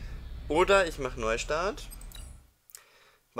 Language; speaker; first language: German; native; German